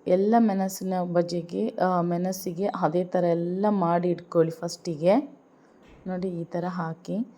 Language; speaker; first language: Kannada; non-native, local second language; Urdu